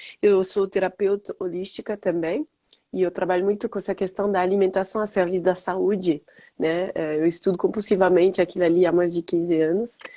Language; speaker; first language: Portuguese; non-native, fluent; French